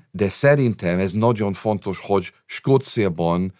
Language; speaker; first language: Hungarian; non-native, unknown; English